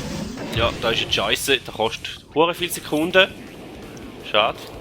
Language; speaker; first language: German; native; German